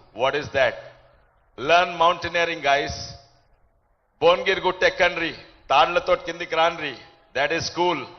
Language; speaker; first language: English; non-native, local second language; Telugu